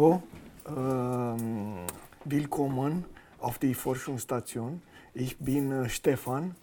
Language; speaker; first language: German; non-native, fluent; Romanian